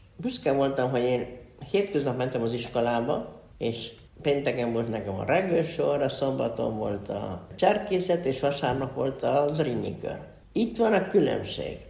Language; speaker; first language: Hungarian; early bilingual, heritage; Hungarian